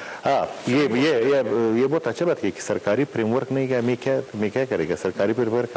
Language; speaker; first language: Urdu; non-native, learner; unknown